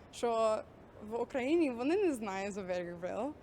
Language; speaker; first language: Ukrainian; early bilingual, heritage; Ukrainian